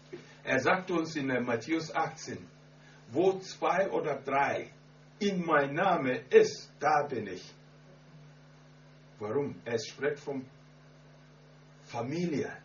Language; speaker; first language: German; non-native, learner; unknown